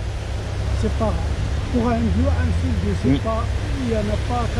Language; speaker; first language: French; non-native, learner; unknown